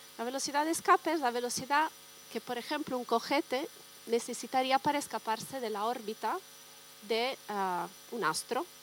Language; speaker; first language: Spanish; non-native, fluent; Italian